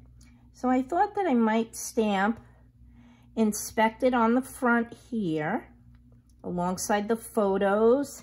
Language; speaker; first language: English; native; English